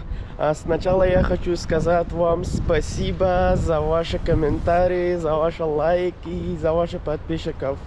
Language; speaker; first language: Russian; non-native, learner; Urdu